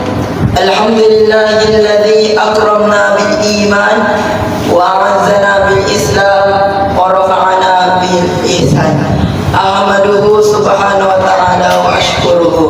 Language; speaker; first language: Arabic; non-native, learner; Malay